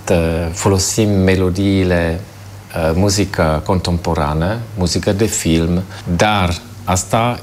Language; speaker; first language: Romanian; non-native, fluent; German